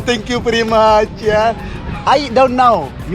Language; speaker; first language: English; non-native, learner; Indonesian